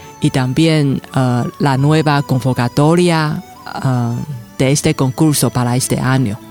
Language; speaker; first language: Spanish; non-native, fluent; Chinese